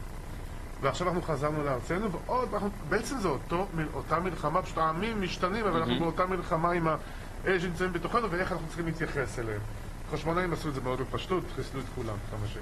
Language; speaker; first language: Hebrew; native; Hebrew